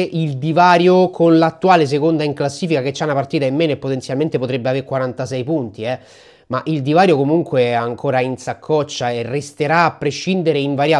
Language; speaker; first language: Italian; native; Italian